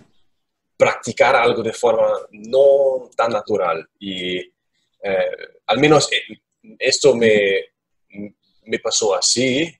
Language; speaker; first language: Spanish; non-native, learner; German